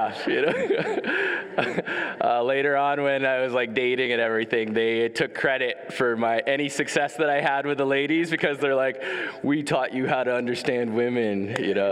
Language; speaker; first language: English; native; English